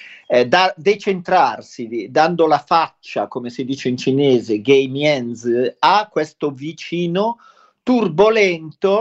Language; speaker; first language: Italian; native; Italian